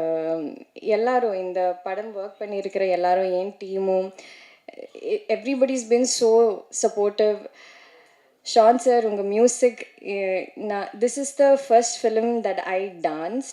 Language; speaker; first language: Tamil; non-native, learner; Malayalam